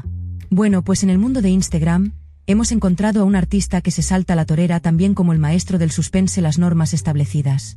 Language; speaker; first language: Spanish; native; Spanish